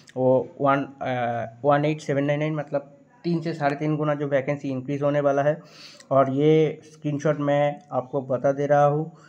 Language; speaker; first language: Hindi; non-native, local second language; Bangla